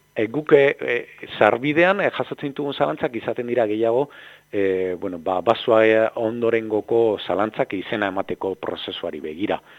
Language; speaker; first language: Basque; native; Basque